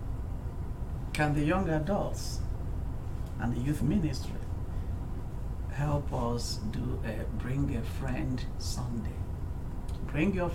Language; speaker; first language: English; non-native, local second language; Igbo